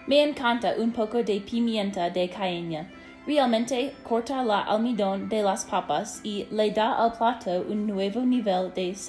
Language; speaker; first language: Spanish; non-native, learner; English